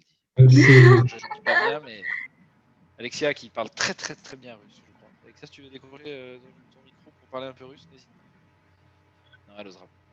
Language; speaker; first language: French; native; French